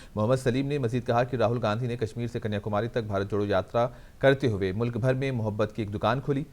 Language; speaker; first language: Hindi; non-native, local second language; Urdu